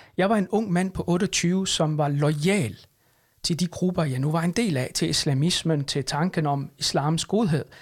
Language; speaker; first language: Danish; early bilingual, other home language; Arabic